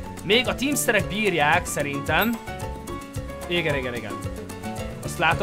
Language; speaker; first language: Hungarian; native; Hungarian